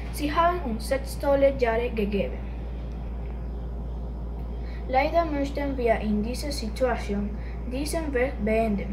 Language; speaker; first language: German; non-native, learner; Spanish